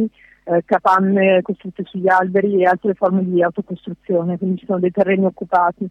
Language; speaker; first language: Italian; non-native, fluent; French